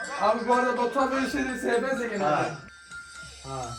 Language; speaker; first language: Turkish; native; Turkish